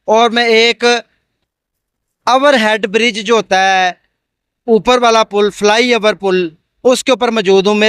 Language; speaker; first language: Urdu; non-native, local second language; Punjabi